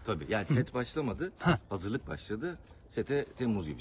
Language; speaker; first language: Turkish; native; Turkish